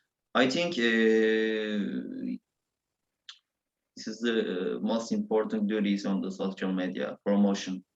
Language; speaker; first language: English; non-native, learner; Turkish